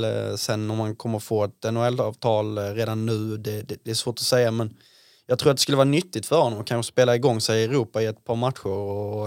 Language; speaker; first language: Swedish; native; Swedish